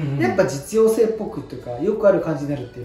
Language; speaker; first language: Japanese; native; Japanese